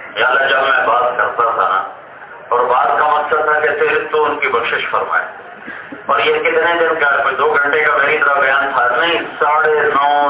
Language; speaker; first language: Urdu; non-native, local second language; Punjabi